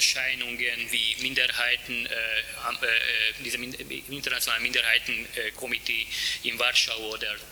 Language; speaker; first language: German; non-native, fluent; Hungarian